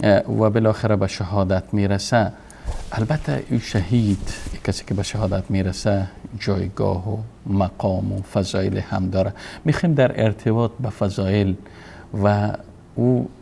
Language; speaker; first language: Persian; native; Persian